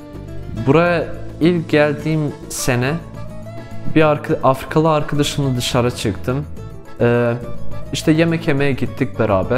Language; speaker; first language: Turkish; non-native, fluent; Bosnian